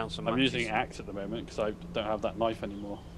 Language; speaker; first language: English; native; English